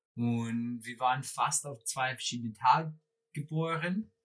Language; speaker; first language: German; non-native, fluent; English